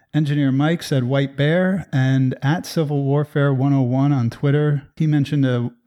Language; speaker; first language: English; native; English